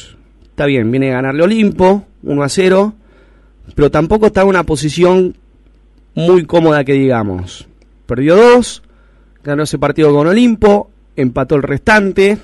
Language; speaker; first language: Spanish; native; Spanish